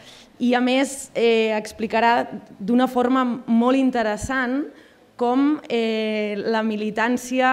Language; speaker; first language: Catalan; native; Catalan